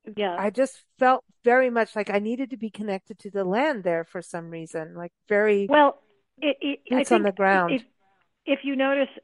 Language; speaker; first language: English; native; English